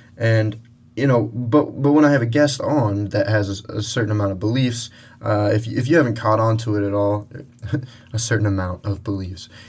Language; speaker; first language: English; native; English